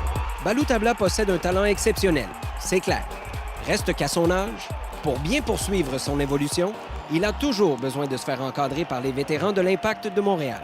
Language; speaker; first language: French; native; French